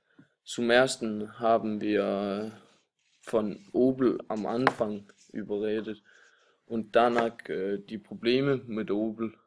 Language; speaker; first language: German; non-native, learner; Danish